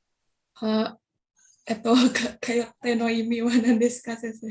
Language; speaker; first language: Japanese; non-native, learner; Indonesian